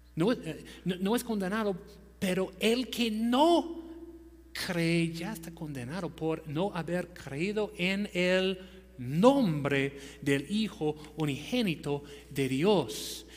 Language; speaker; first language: Spanish; non-native, fluent; English